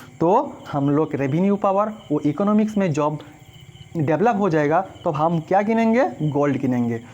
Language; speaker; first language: Hindi; non-native, local second language; Bangla